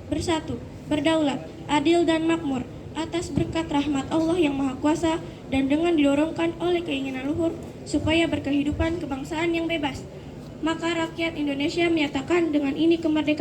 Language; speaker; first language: Indonesian; native; Indonesian